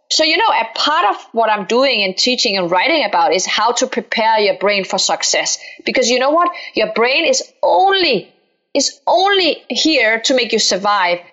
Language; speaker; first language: English; non-native, fluent; Danish